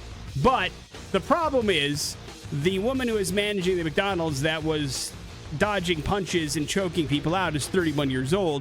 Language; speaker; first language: English; native; English